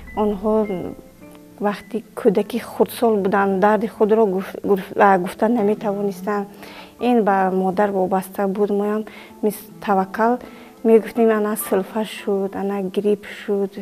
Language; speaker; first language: Tajik; native; Tajik